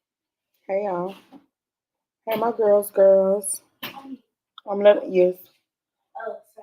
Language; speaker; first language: English; native; English